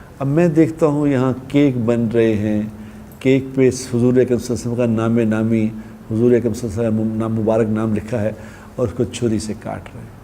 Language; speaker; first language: Urdu; non-native, local second language; Punjabi